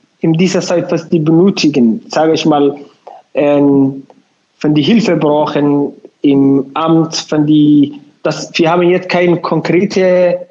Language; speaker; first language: German; non-native, learner; Somali